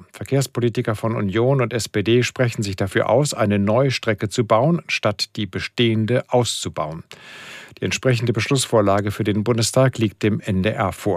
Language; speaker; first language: German; native; German